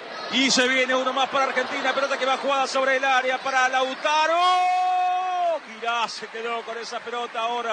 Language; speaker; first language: Spanish; native; Spanish